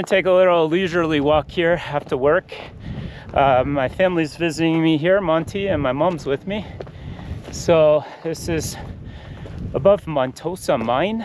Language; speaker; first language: English; native; English